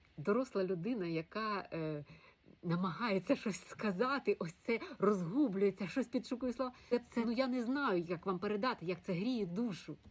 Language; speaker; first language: Ukrainian; non-native, local second language; Russian